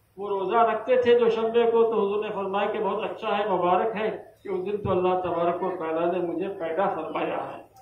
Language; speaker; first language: Urdu; native; Urdu